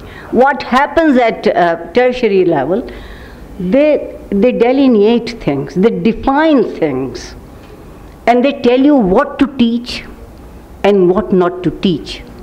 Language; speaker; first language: English; non-native, local second language; Urdu